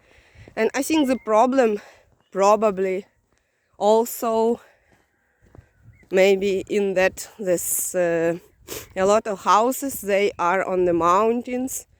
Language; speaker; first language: English; non-native, fluent; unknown